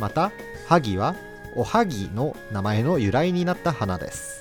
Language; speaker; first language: Japanese; native; Japanese